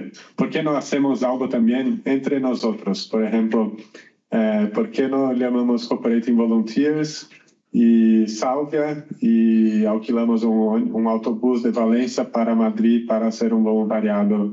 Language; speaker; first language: Spanish; non-native, learner; Portuguese